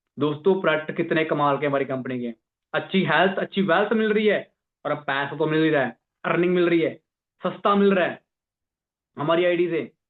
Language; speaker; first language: Hindi; non-native, local second language; Punjabi